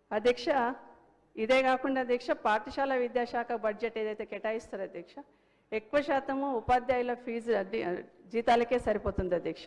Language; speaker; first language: Telugu; native; Telugu